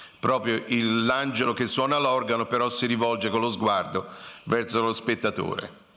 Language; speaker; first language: Italian; native; Italian